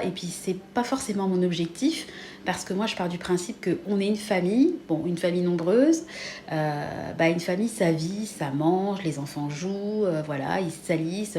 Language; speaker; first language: French; native; French